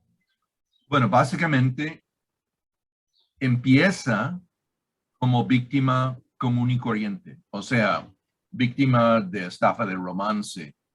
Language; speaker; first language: Spanish; non-native, fluent; English